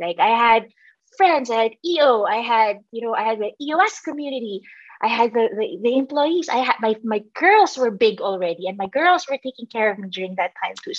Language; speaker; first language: English; non-native, local second language; Filipino